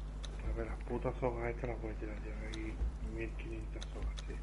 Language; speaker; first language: Spanish; native; Spanish